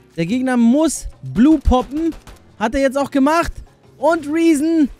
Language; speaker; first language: German; early bilingual, other home language; Albanian